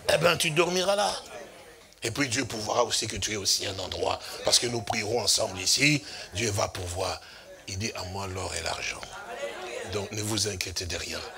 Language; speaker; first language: French; non-native, local second language; Lingala